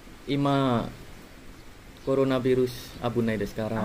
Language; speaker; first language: Japanese; non-native, learner; Indonesian